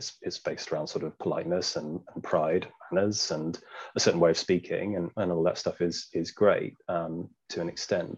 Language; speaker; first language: English; native; English